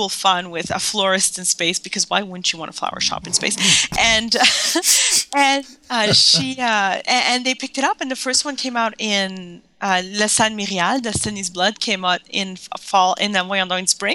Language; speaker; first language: English; non-native, fluent; French